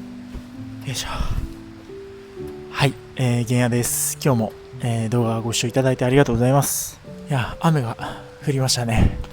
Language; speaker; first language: Japanese; native; Japanese